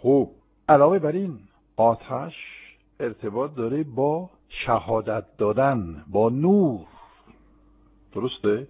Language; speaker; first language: Persian; non-native, fluent; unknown